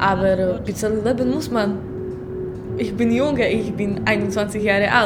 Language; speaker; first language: German; non-native, learner; Slovak